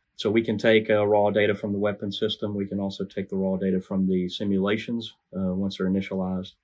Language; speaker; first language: English; native; English